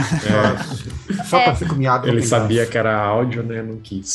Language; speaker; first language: Portuguese; native; Portuguese